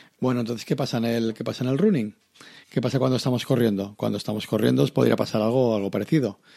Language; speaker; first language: Spanish; native; Spanish